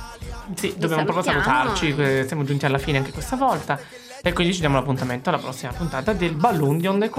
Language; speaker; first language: Italian; native; Italian